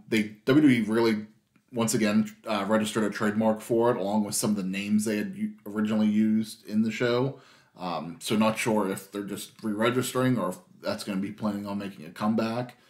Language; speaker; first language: English; native; English